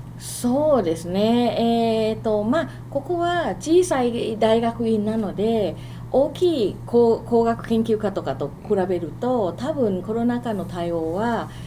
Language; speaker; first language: Japanese; non-native, fluent; Thai